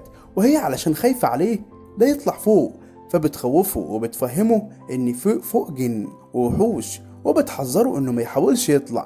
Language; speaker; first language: Arabic; native; Arabic